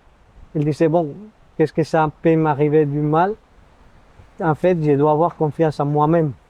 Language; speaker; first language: French; non-native, fluent; Spanish